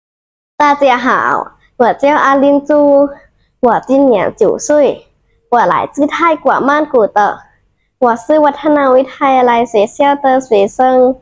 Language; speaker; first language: Chinese; non-native, learner; Thai